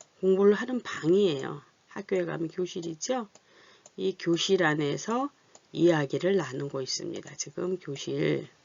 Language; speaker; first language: Korean; native; Korean